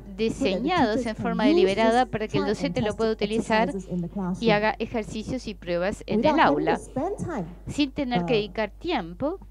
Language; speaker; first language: Spanish; non-native, fluent; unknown